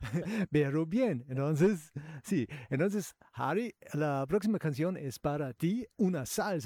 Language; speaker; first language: Spanish; non-native, learner; German